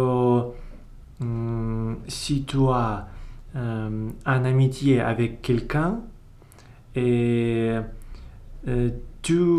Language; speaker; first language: French; non-native, learner; Russian